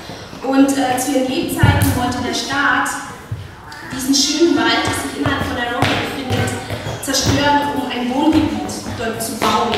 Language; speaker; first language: German; non-native, fluent; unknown